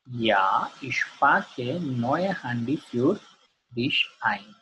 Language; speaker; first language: German; non-native, learner; Gujarati